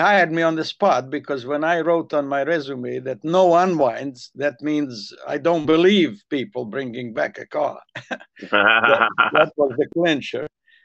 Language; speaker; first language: English; non-native, fluent; Hungarian